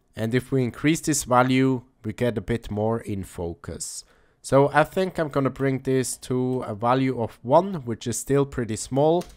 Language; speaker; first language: English; non-native, fluent; German